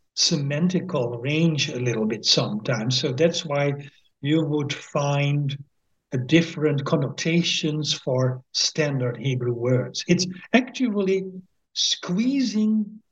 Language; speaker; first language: English; non-native, fluent; Dutch